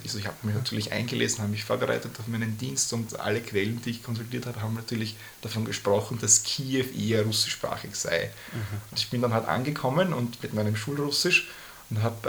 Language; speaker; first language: German; native; German